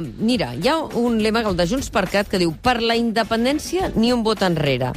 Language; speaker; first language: Catalan; native; Catalan